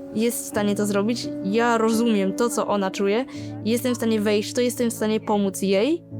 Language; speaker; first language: Polish; early bilingual, other home language; Vietnamese